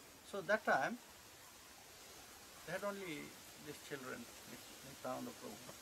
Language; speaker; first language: English; non-native, local second language; Bangla